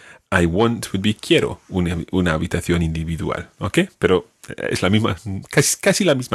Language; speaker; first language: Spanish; non-native, fluent; English